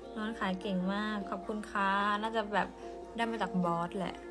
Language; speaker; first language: Thai; native; Thai